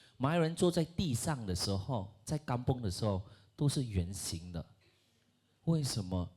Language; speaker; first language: Chinese; non-native, local second language; Malay